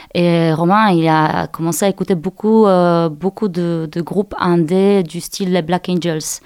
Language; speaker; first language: French; non-native, fluent; Polish